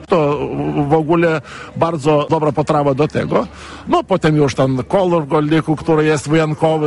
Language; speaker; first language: Polish; non-native, fluent; Lithuanian